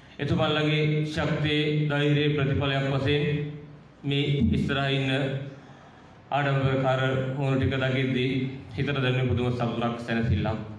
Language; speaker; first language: Sinhala; native; Sinhala